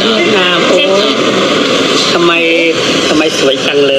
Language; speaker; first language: Thai; native; Thai